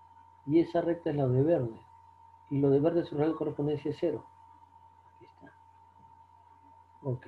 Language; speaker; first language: Spanish; native; Spanish